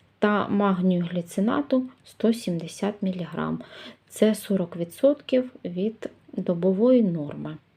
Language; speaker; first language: Ukrainian; native; Ukrainian